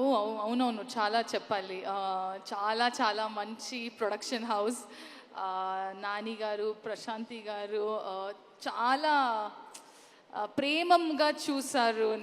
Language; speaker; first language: Telugu; non-native, learner; Kannada